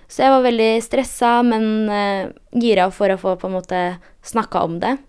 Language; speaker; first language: Norwegian; early bilingual, other home language; Polish